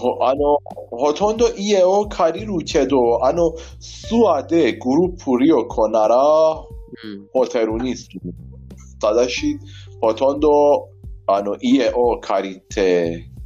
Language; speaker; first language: Japanese; non-native, learner; Persian